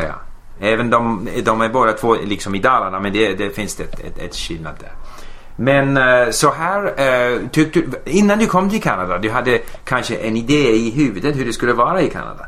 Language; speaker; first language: Swedish; non-native, fluent; English